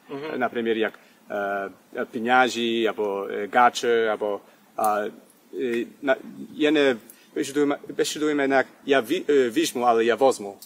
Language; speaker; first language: Polish; early bilingual, heritage; Polish